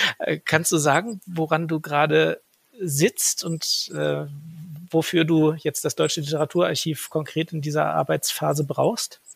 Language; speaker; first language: German; native; German